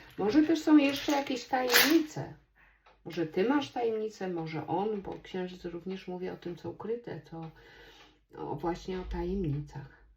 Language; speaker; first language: Polish; native; Polish